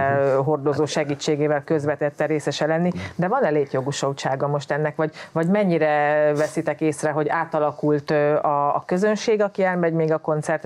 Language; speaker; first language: Hungarian; native; Hungarian